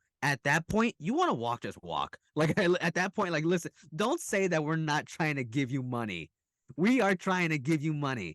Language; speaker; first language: English; native; English